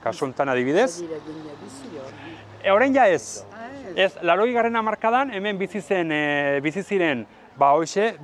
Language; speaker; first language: Basque; native; Basque